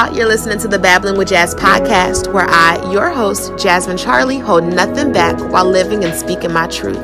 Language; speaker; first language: English; native; English